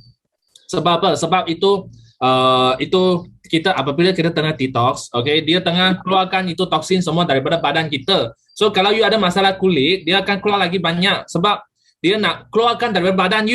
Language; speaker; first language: Malay; native; Malay